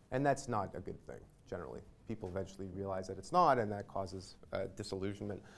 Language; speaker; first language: English; native; English